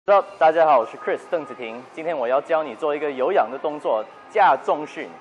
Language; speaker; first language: Chinese; early bilingual, heritage; Chinese